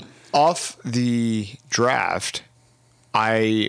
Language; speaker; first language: English; native; English